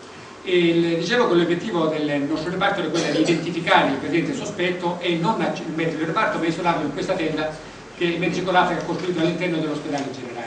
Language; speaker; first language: Italian; native; Italian